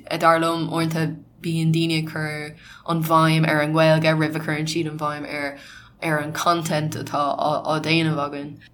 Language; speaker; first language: Irish; non-native, local second language; English